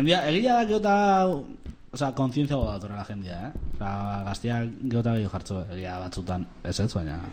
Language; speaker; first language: Basque; native; Basque